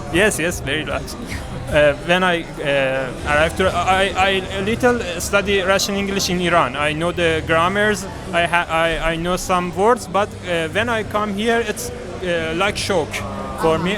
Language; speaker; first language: English; non-native, learner; Persian